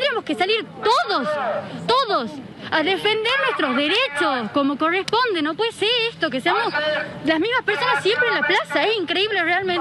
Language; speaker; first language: Spanish; native; Spanish